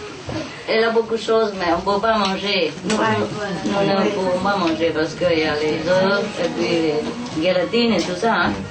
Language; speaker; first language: French; non-native, learner; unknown